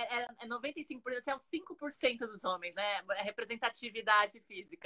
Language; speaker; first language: Portuguese; native; Portuguese